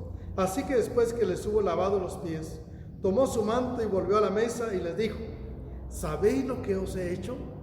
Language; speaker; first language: Spanish; native; Spanish